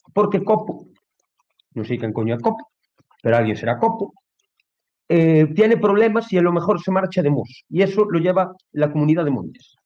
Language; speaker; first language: Spanish; non-native, local second language; Galician